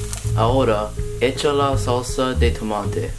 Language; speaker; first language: Spanish; non-native, learner; English